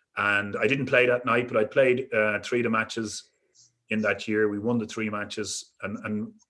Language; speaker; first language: English; native; English